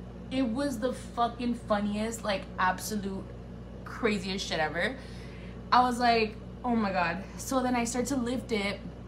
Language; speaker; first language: English; early bilingual, other home language; Spanish